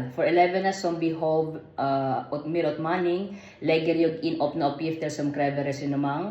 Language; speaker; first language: Swedish; non-native, learner; Filipino